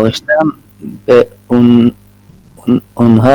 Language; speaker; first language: Persian; non-native, learner; Urdu